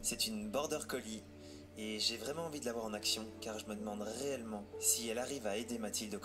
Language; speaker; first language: French; native; French